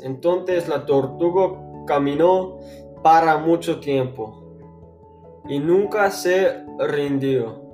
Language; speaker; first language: Spanish; non-native, learner; English